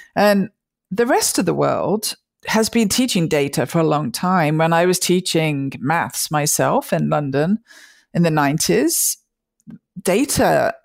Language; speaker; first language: English; native; English